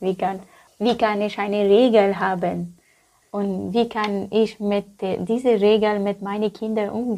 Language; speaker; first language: German; non-native, learner; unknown